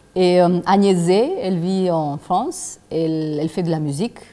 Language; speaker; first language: French; non-native, fluent; Albanian